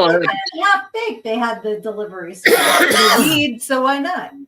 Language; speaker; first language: English; native; English